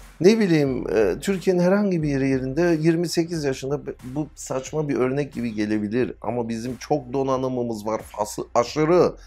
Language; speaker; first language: Turkish; early bilingual, heritage; Turkish